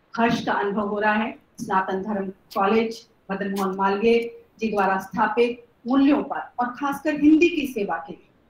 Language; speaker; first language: Hindi; native; Hindi